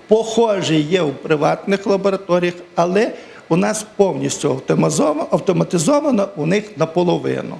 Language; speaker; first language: Ukrainian; native; Ukrainian